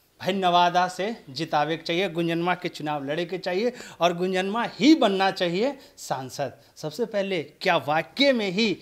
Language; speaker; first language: Hindi; native; Hindi